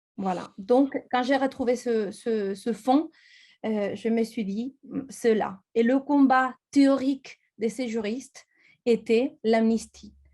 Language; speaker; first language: French; non-native, fluent; Spanish